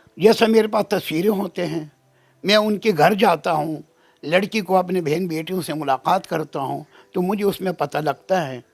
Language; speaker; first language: Urdu; non-native, local second language; Pashto